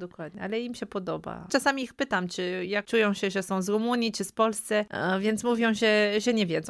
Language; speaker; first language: Polish; non-native, fluent; Romanian